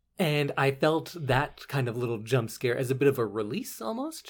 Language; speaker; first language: English; native; English